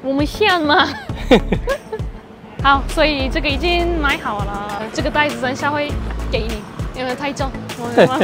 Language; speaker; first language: Chinese; non-native, fluent; Turkish